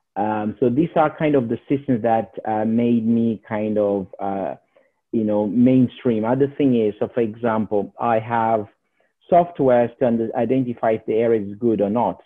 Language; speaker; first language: English; non-native, learner; Portuguese